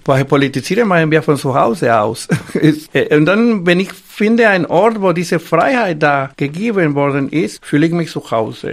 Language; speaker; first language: German; non-native, fluent; Spanish